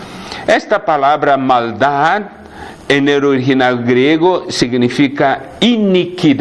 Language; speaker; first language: Spanish; non-native, fluent; Portuguese